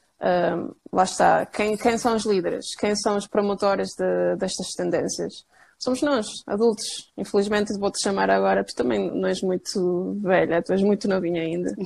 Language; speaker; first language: Portuguese; non-native, fluent; Spanish